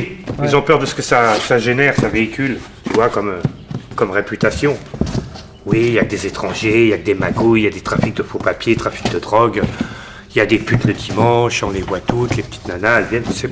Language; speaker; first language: French; native; French